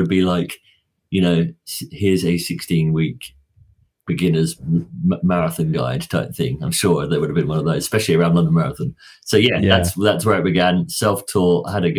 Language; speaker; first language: English; native; English